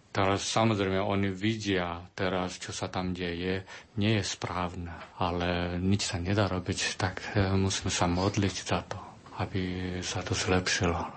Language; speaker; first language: Slovak; non-native, learner; Chinese